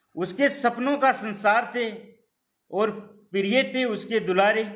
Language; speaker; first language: Hindi; native; Hindi